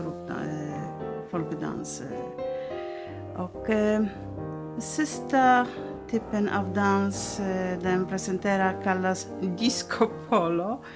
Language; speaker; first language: Swedish; non-native, learner; Polish